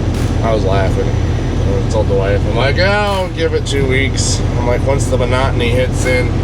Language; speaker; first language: English; native; English